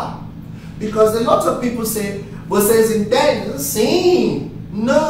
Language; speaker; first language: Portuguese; non-native, fluent; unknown